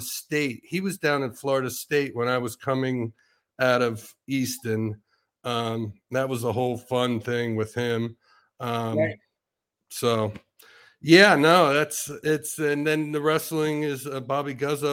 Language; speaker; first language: English; native; English